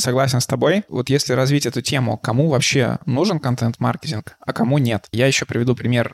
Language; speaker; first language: Russian; native; Russian